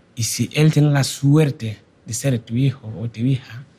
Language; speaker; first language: Spanish; non-native, fluent; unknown